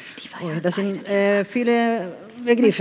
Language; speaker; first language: German; non-native, fluent; Spanish